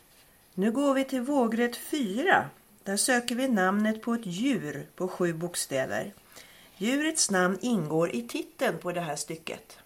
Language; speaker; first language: Swedish; native; Swedish